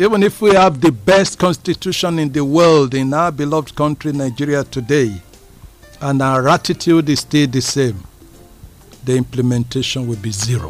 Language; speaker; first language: English; non-native, local second language; Yoruba